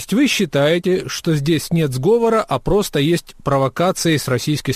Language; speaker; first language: Russian; native; Russian